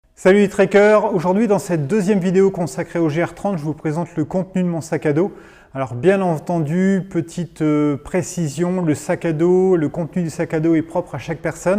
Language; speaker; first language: French; native; French